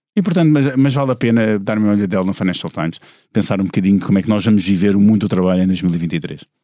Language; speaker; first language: Portuguese; native; Portuguese